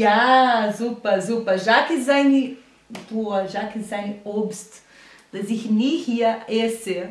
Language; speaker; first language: German; non-native, fluent; Portuguese